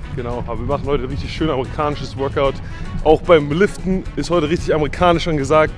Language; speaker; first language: German; native; German